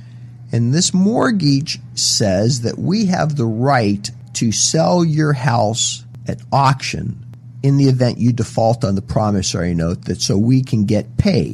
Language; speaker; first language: English; native; English